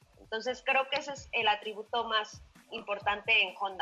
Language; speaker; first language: Spanish; native; Spanish